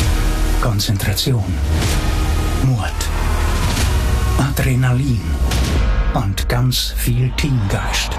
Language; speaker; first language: German; native; German